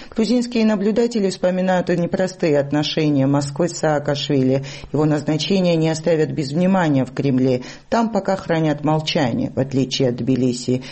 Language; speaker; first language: Russian; non-native, local second language; Georgian